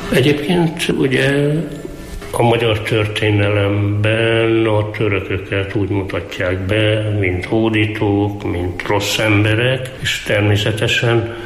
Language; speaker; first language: Hungarian; native; Hungarian